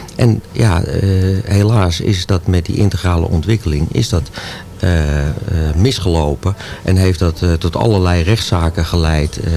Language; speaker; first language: Dutch; native; Dutch